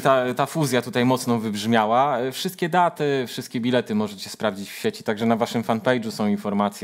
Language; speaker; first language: Polish; native; Polish